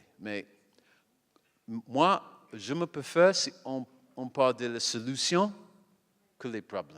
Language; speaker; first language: French; non-native, learner; English